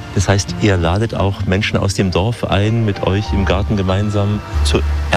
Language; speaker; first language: German; native; German